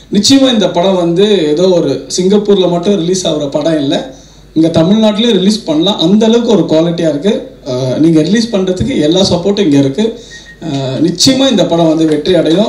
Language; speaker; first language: Tamil; native; Tamil